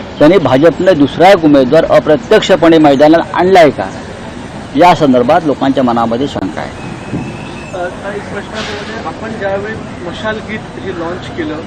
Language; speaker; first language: Hindi; non-native, local second language; Marathi